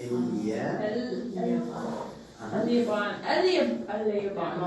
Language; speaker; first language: Arabic; non-native, learner; English